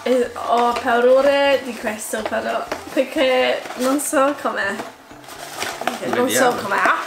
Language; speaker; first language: Italian; non-native, fluent; English